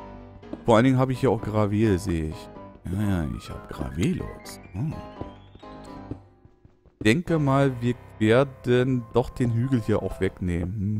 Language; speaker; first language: German; native; German